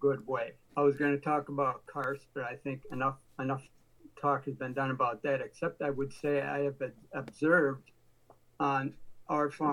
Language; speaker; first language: English; native; English